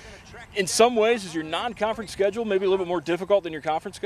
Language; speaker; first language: English; native; English